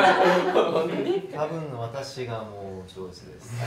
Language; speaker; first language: Japanese; non-native, learner; Korean